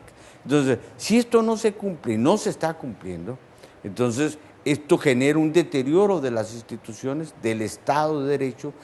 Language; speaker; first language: Spanish; native; Spanish